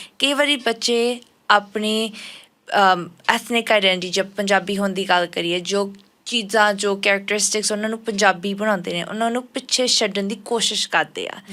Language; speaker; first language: Punjabi; early bilingual, heritage; Punjabi